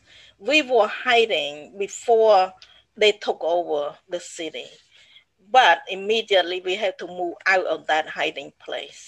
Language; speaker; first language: English; non-native, fluent; Khmer